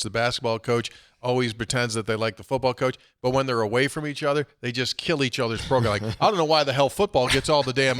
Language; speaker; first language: English; native; English